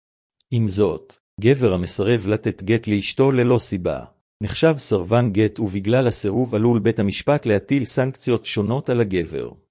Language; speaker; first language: Hebrew; native; Hebrew